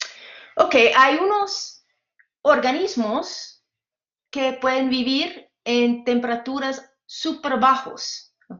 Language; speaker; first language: Spanish; non-native, fluent; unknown